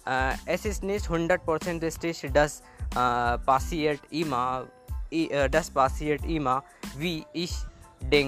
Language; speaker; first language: German; non-native, learner; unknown